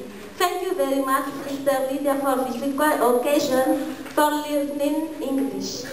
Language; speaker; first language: English; non-native, learner; Malagasy